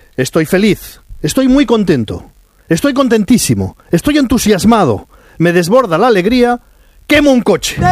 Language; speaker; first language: Spanish; native; Spanish